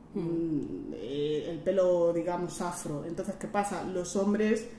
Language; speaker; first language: Spanish; native; Spanish